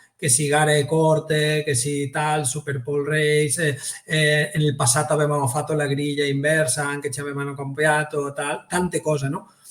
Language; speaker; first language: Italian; non-native, fluent; Spanish